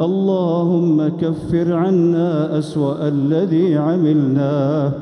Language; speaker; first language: Arabic; native; Arabic